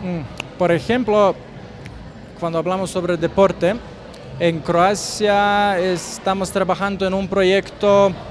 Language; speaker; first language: Spanish; non-native, fluent; Croatian